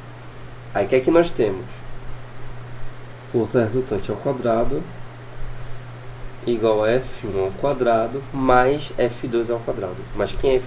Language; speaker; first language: Portuguese; native; Portuguese